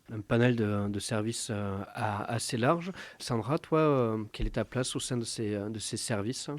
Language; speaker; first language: French; native; French